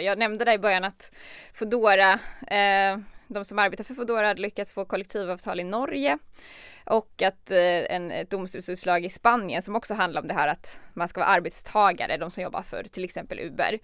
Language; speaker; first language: Swedish; native; Swedish